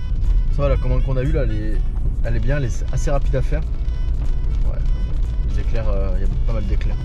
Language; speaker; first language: French; native; French